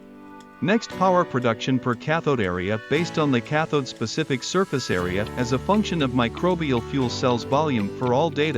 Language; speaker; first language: English; non-native, fluent; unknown